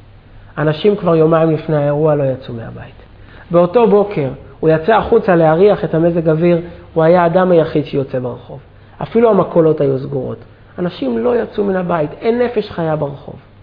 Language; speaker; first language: Hebrew; native; Hebrew